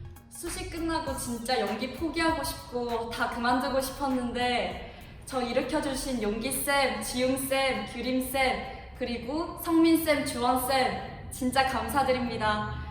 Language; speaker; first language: Korean; native; Korean